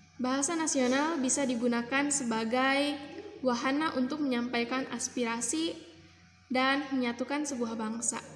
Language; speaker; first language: Indonesian; non-native, local second language; Sundanese